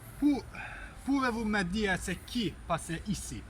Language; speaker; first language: French; non-native, learner; Turkish